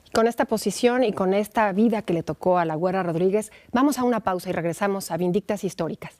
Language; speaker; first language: Spanish; native; Spanish